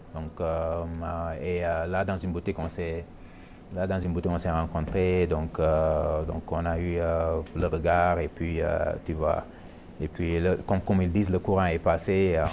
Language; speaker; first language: French; non-native, local second language; Wolof